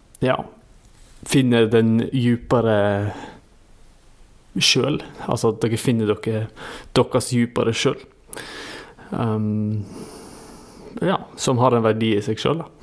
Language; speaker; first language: Norwegian; native; Norwegian